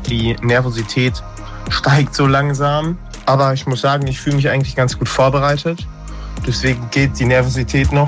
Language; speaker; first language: German; native; German